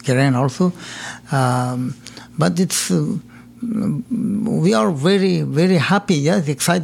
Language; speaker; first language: English; non-native, learner; Persian